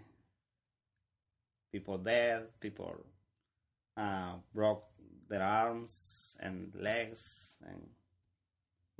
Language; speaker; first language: English; non-native, learner; Spanish